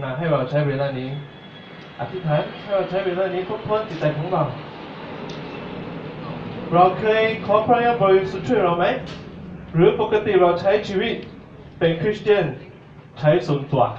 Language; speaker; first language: Thai; non-native, fluent; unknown